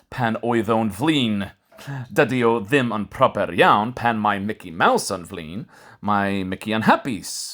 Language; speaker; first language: Welsh; non-native, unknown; English